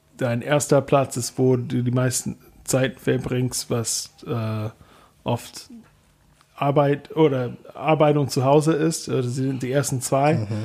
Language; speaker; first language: German; non-native, fluent; English